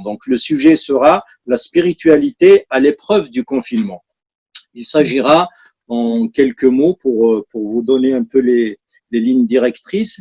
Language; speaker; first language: French; native; French